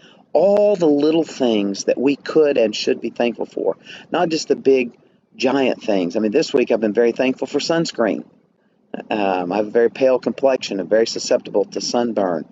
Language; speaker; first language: English; native; English